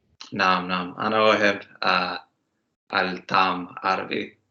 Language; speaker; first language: Arabic; non-native, learner; English